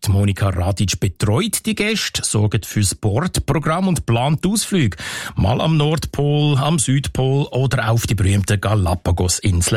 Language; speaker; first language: German; native; German